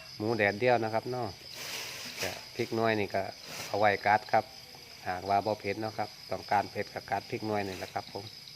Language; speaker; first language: Thai; native; Thai